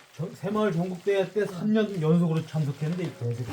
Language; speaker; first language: Korean; native; Korean